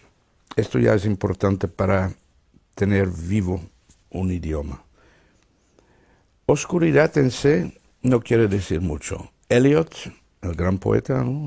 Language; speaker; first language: Spanish; non-native, fluent; Dutch